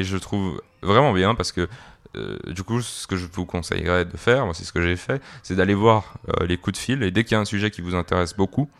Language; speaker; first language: French; native; French